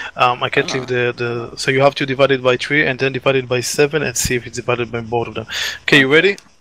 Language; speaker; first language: English; non-native, fluent; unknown